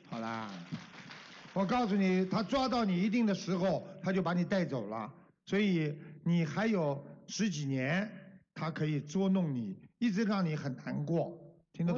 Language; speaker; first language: Chinese; native; Chinese